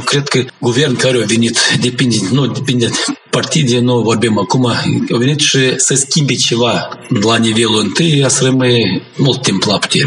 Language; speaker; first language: Romanian; non-native, local second language; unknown